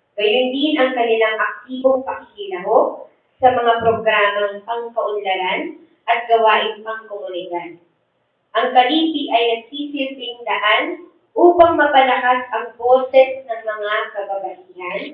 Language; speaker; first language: Filipino; native; Filipino